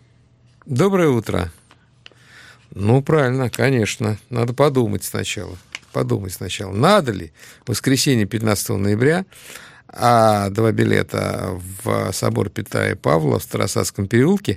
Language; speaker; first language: Russian; native; Russian